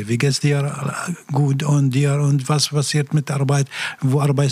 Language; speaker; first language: German; non-native, learner; Arabic